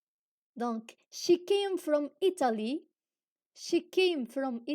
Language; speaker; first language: English; non-native, fluent; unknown